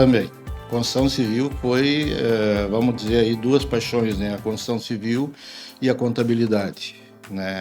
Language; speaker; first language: Portuguese; native; Portuguese